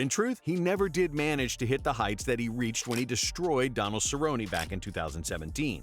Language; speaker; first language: English; native; English